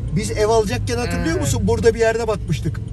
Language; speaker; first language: Turkish; native; Turkish